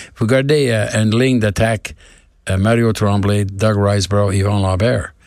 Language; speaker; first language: French; non-native, learner; English